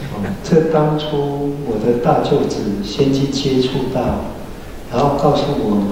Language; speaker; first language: Chinese; native; Chinese